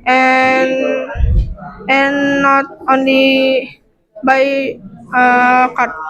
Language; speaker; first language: English; non-native, learner; Indonesian